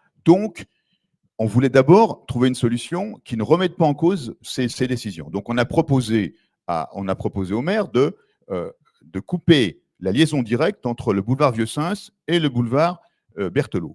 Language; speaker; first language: French; native; French